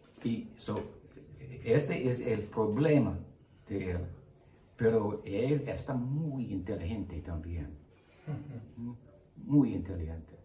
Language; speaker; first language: Spanish; non-native, learner; English